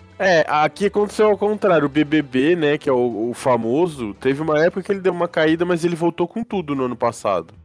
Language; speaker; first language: Portuguese; native; Portuguese